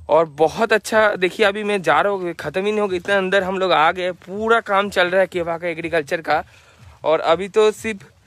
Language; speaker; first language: Hindi; non-native, local second language; Bangla